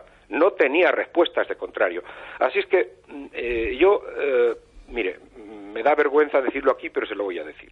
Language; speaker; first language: Spanish; native; Spanish